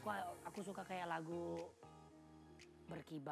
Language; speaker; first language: Indonesian; non-native, fluent; Thai